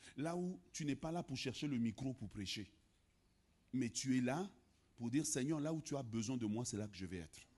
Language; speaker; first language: French; non-native, local second language; Lingala